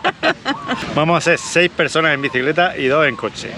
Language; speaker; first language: Spanish; native; Spanish